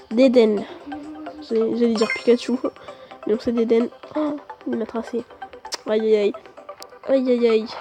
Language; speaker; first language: French; native; French